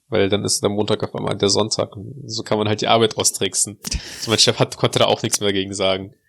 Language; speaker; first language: German; early bilingual, other home language; Russian